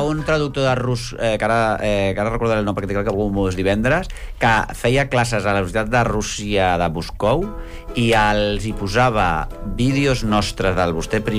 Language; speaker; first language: Catalan; native; Catalan